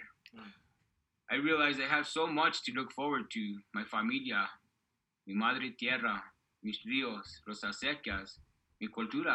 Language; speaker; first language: English; native; English